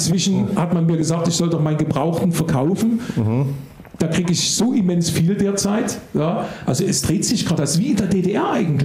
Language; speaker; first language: German; native; German